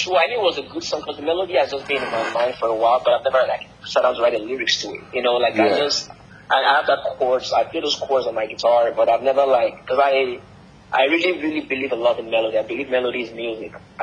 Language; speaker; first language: English; non-native, local second language; Yoruba